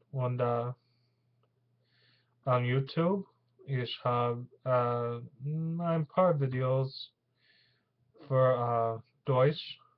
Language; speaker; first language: German; non-native, learner; English